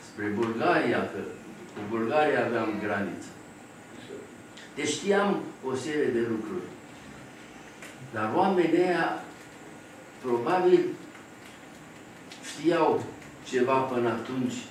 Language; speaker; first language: Romanian; native; Romanian